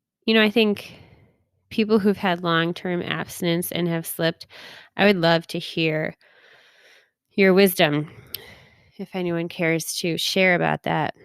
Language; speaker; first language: English; native; English